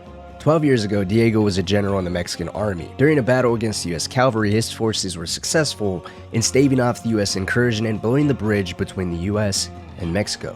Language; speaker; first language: English; native; English